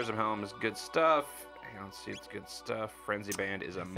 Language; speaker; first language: English; native; English